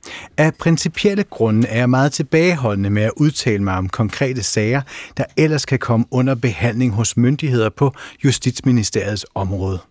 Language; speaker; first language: Danish; native; Danish